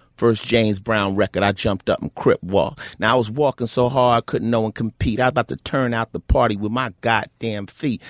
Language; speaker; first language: English; native; English